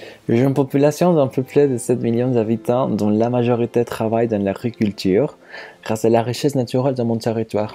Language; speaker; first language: French; non-native, learner; Spanish